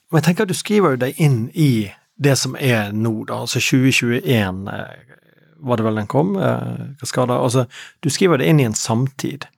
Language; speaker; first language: Norwegian; native; Norwegian